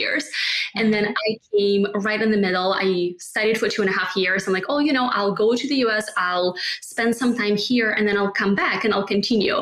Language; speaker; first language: English; non-native, fluent; Russian